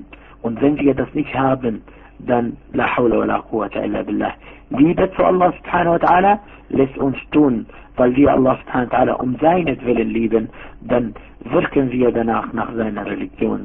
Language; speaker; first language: German; non-native, fluent; Arabic